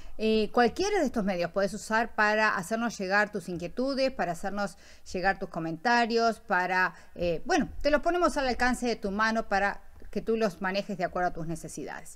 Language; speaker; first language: Spanish; native; Spanish